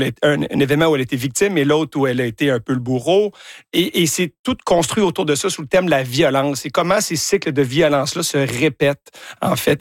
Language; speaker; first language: French; native; French